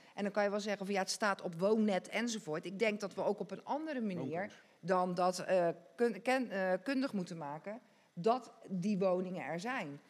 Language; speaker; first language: Dutch; native; Dutch